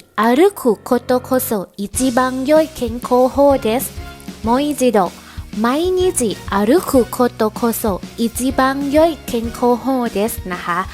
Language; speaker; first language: Japanese; non-native, fluent; Thai